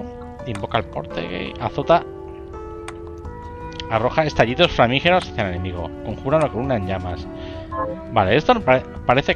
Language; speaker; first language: Spanish; native; Spanish